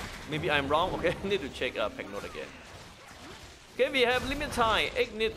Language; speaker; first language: English; non-native, learner; Thai